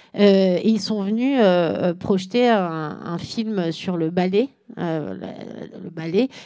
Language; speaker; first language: French; native; French